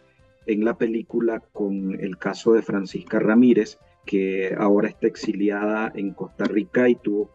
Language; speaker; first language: Spanish; native; Spanish